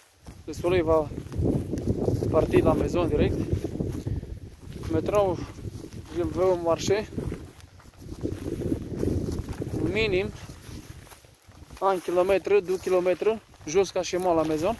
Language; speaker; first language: French; non-native, learner; Romanian